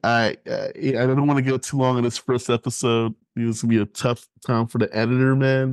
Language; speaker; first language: English; native; English